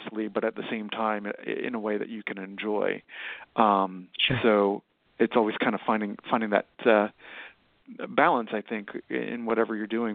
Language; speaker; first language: English; native; English